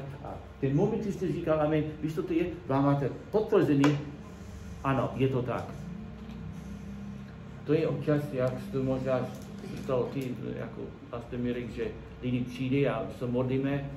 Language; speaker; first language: Czech; non-native, learner; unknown